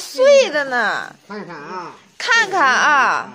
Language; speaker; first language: Chinese; native; Chinese